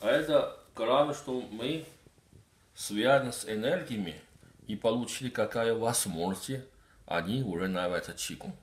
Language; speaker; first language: Russian; non-native, learner; Chinese